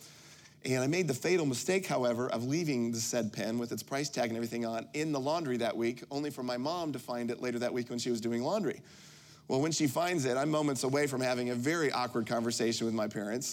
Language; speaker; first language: English; native; English